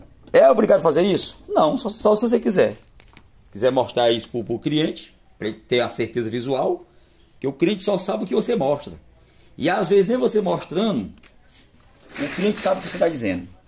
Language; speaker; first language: Portuguese; native; Portuguese